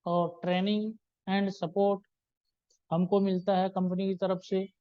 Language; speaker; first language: Hindi; non-native, local second language; Gujarati